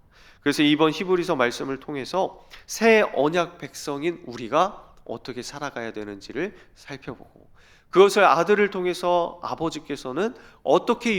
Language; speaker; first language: Korean; native; Korean